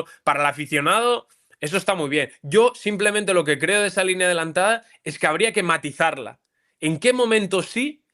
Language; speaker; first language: Spanish; native; Spanish